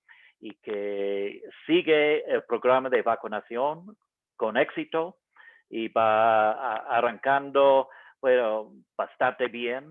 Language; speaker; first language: Spanish; non-native, fluent; English